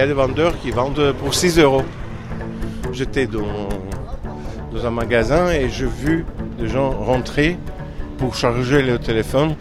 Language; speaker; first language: French; non-native, fluent; Greek